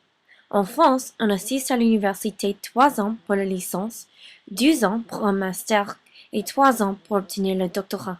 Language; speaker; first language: French; non-native, learner; English